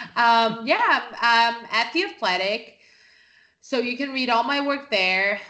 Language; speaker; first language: English; non-native, fluent; Portuguese